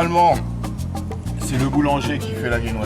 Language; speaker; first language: French; native; French